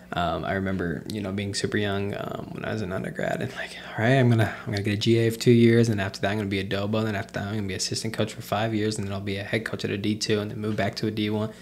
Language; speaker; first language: English; native; English